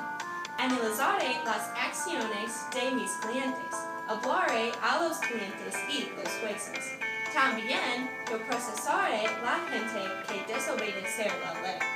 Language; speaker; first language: Spanish; non-native, learner; English